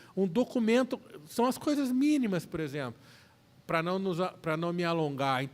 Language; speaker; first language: Portuguese; native; Portuguese